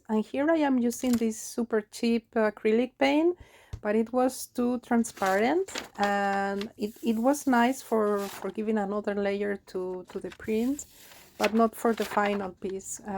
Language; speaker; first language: English; non-native, fluent; Spanish